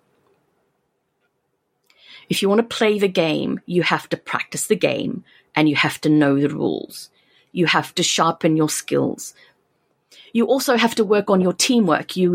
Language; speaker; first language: English; native; English